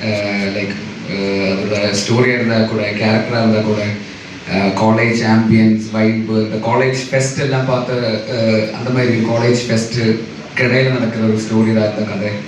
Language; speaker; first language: Tamil; non-native, local second language; Malayalam